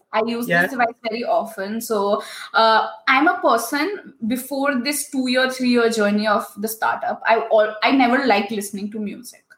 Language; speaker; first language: English; non-native, local second language; Hindi